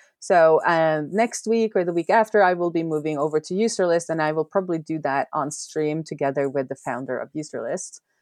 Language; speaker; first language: English; non-native, fluent; Norwegian